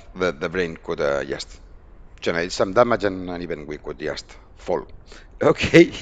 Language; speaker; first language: English; non-native, fluent; Spanish